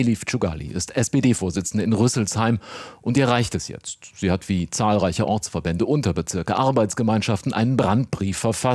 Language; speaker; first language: German; native; German